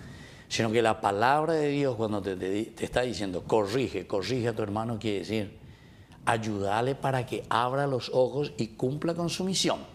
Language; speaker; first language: Spanish; native; Spanish